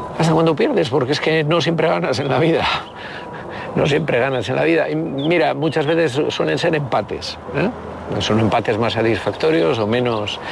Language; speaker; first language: Spanish; native; Spanish